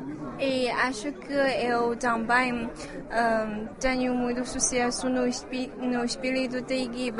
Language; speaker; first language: Portuguese; non-native, fluent; Chinese